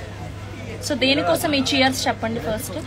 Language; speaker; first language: Telugu; native; Telugu